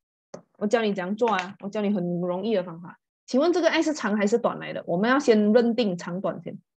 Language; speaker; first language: Chinese; native; Chinese